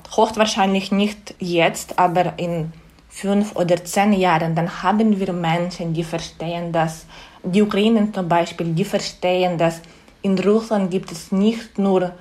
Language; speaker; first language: German; non-native, fluent; Ukrainian